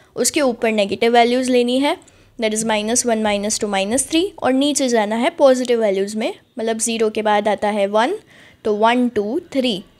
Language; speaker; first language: Hindi; native; Hindi